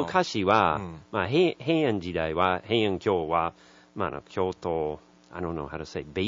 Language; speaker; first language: Japanese; non-native, learner; English